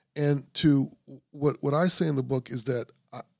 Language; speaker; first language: English; native; English